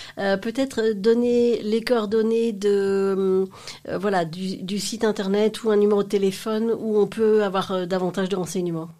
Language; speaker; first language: French; native; French